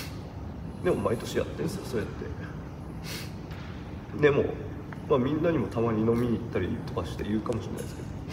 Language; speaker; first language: Japanese; native; Japanese